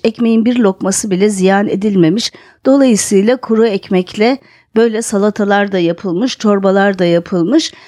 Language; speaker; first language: Turkish; native; Turkish